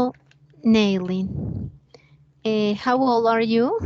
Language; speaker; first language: English; non-native, learner; Spanish